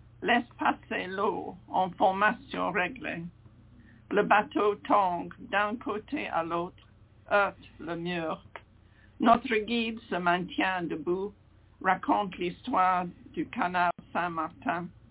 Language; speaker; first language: French; non-native, fluent; English